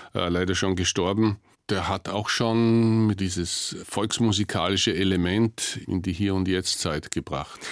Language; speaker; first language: German; native; German